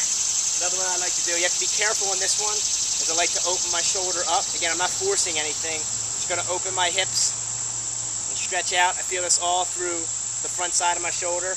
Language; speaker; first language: English; native; English